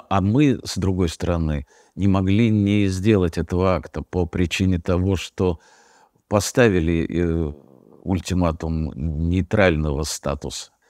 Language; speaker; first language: Russian; native; Russian